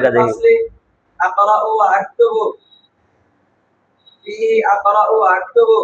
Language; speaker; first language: Arabic; non-native, learner; Bangla